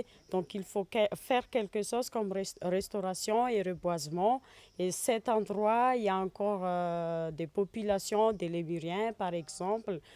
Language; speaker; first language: French; non-native, local second language; Malagasy